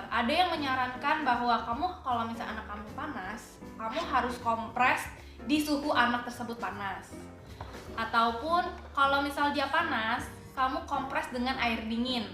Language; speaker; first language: Indonesian; native; Indonesian